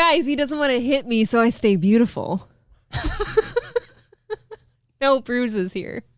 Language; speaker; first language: English; native; English